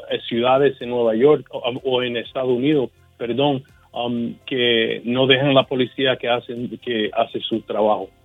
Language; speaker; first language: Spanish; early bilingual, heritage; Spanish